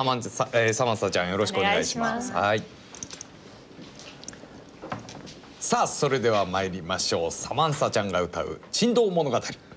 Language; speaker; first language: Japanese; native; Japanese